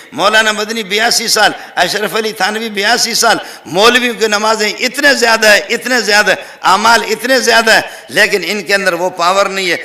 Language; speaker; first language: Urdu; non-native, local second language; Brahui